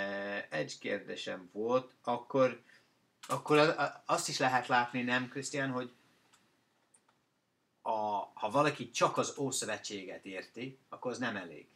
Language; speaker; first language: Hungarian; non-native, learner; English